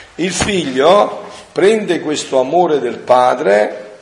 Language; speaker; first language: Italian; native; Italian